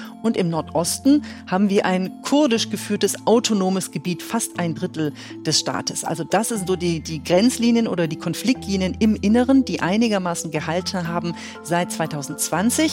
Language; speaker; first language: German; native; German